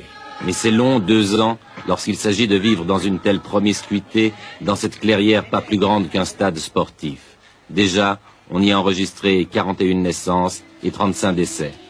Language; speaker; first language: French; native; French